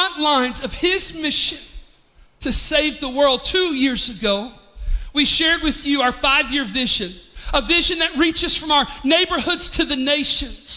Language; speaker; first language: English; native; English